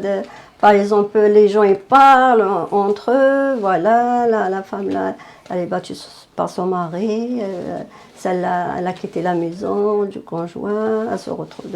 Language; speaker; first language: French; non-native, fluent; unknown